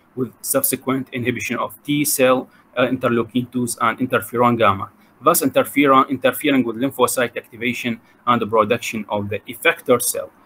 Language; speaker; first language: English; non-native, fluent; Arabic